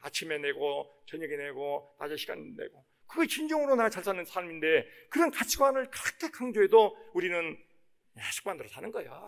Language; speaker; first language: Korean; native; Korean